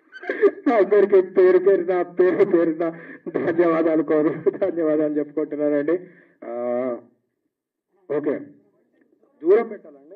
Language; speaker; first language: Telugu; native; Telugu